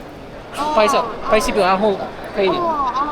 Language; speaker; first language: Chinese; non-native, learner; Amharic